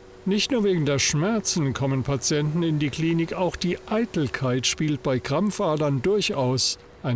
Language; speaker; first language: German; native; German